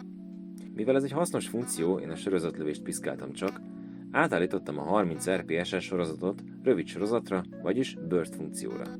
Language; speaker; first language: Hungarian; native; Hungarian